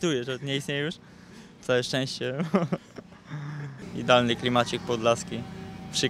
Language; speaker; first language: Polish; native; Polish